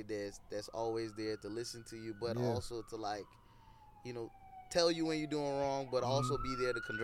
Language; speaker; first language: English; non-native, local second language; Yoruba